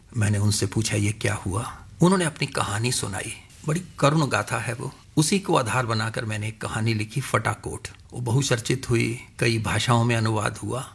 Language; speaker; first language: Hindi; non-native, local second language; Punjabi